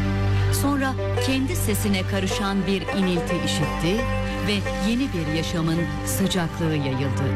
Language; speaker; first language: Turkish; native; Turkish